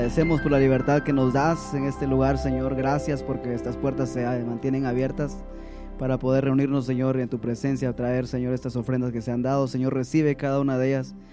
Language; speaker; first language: Spanish; native; Spanish